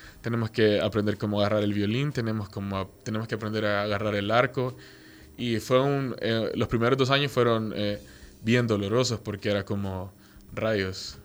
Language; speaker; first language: Spanish; native; Spanish